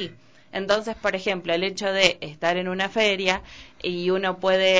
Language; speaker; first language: Spanish; native; Spanish